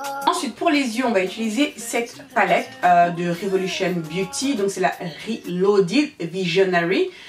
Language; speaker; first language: French; native; French